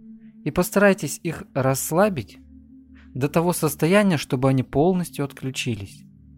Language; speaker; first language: Russian; native; Russian